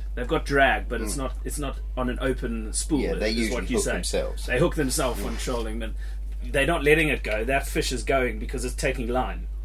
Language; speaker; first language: English; native; English